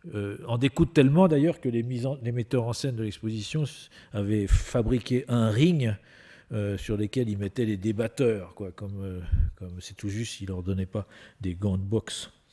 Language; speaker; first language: French; native; French